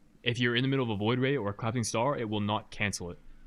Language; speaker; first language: English; native; English